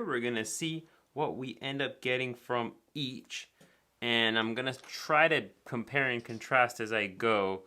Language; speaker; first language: English; native; English